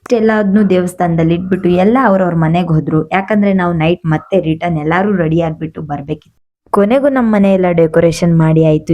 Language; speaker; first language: Kannada; non-native, local second language; Lambadi